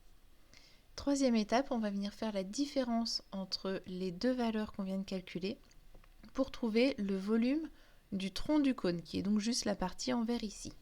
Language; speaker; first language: French; native; French